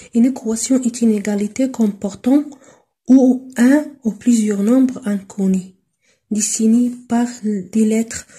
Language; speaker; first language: French; non-native, local second language; Arabic